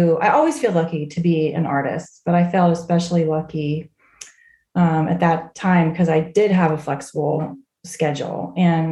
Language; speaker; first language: English; native; English